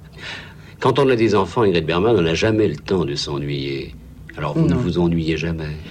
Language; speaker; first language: French; native; French